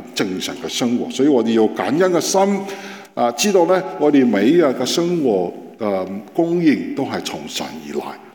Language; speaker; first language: Cantonese; non-native, fluent; Chinese